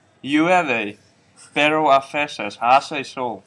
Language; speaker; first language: Spanish; non-native, learner; Dutch